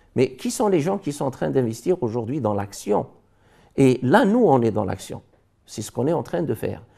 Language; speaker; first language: French; non-native, local second language; Arabic